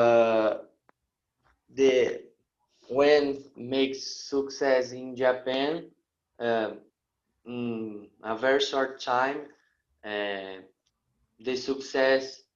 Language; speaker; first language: English; non-native, learner; Portuguese